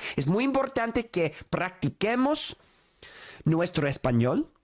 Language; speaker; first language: Spanish; non-native, fluent; English